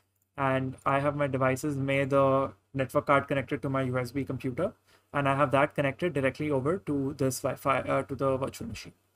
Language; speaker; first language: English; non-native, local second language; Hindi